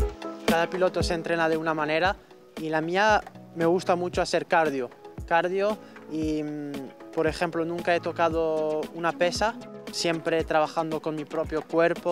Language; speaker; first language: Spanish; non-native, fluent; French